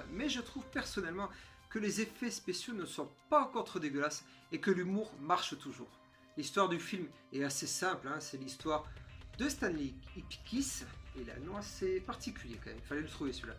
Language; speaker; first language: French; native; French